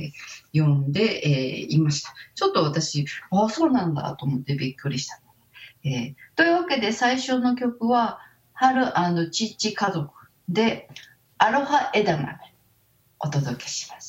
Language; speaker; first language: Japanese; native; Japanese